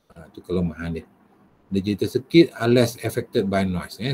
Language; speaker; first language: English; non-native, local second language; Malay